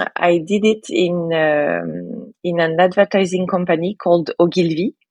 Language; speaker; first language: English; non-native, fluent; French